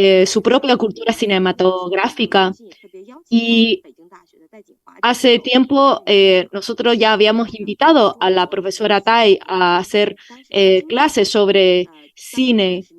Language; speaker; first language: Spanish; non-native, fluent; Chinese